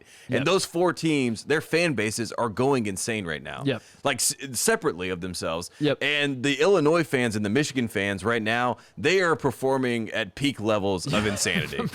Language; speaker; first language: English; native; English